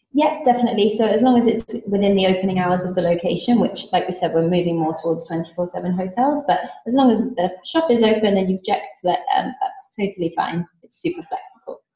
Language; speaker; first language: English; native; English